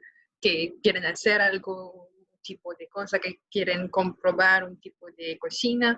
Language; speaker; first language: Spanish; non-native, fluent; French